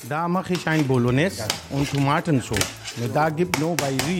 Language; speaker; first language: German; non-native, learner; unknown